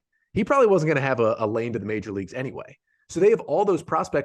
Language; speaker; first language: English; native; English